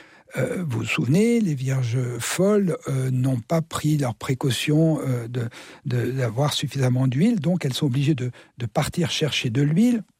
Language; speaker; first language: French; native; French